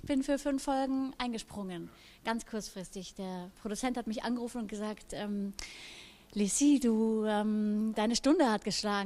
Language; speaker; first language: German; native; German